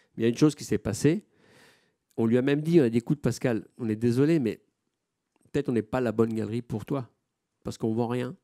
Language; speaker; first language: French; non-native, fluent; Italian